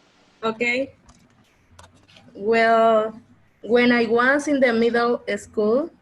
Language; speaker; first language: English; non-native, learner; Spanish